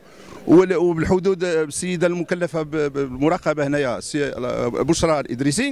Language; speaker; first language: Arabic; native; Arabic